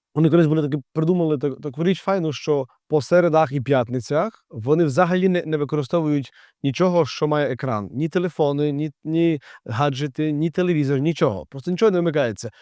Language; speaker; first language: Ukrainian; native; Ukrainian